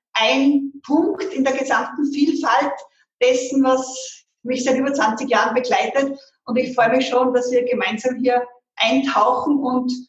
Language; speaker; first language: German; native; German